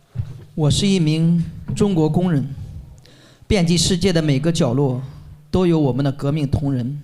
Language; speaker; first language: Chinese; native; Chinese